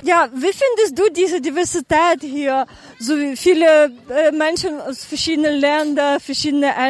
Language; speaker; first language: German; non-native, fluent; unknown